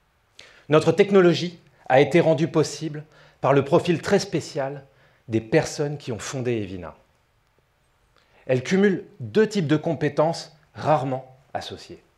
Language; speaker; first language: French; native; French